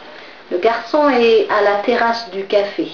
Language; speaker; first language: French; non-native, fluent; English